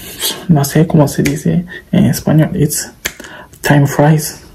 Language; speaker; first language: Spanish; non-native, learner; Japanese